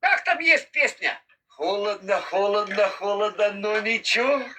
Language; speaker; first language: Russian; non-native, learner; Lithuanian